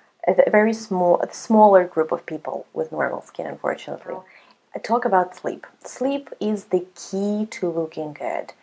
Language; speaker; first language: English; non-native, fluent; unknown